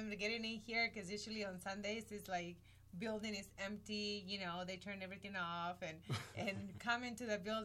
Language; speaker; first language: English; non-native, fluent; Spanish